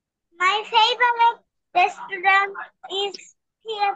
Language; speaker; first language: English; non-native, learner; Bangla